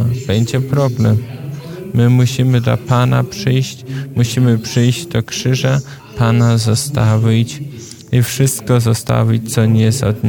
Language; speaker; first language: Polish; non-native, fluent; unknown